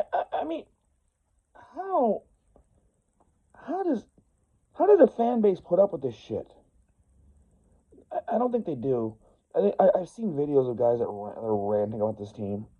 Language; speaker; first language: English; native; English